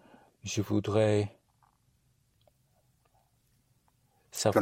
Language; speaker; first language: French; non-native, learner; English